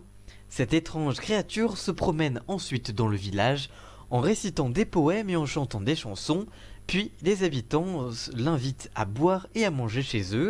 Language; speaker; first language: French; native; French